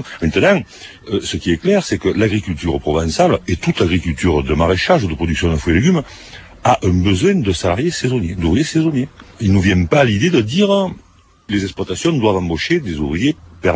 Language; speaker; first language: French; native; French